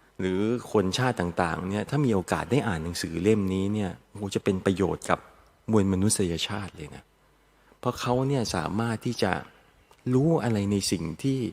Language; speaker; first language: Thai; native; Thai